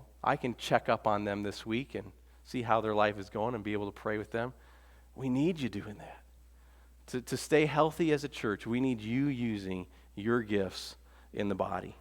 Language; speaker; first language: English; native; English